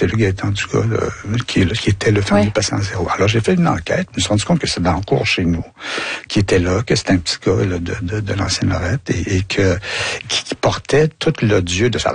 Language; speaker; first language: French; native; French